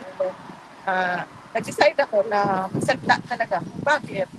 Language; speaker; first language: Filipino; non-native, local second language; Cebuano